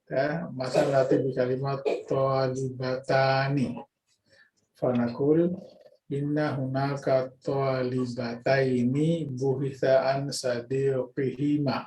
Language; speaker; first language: Arabic; non-native, fluent; Indonesian